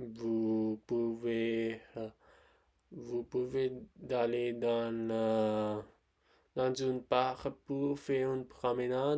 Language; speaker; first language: French; non-native, learner; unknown